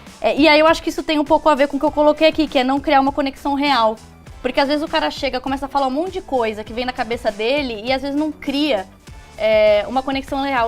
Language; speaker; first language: Portuguese; native; Portuguese